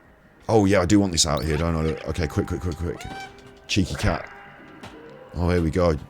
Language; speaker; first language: English; native; English